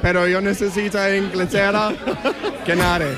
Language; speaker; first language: Spanish; non-native, learner; English